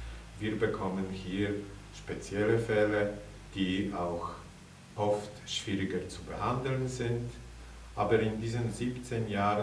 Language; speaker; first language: German; non-native, learner; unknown